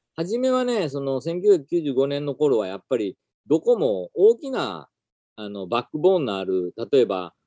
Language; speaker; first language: Japanese; native; Japanese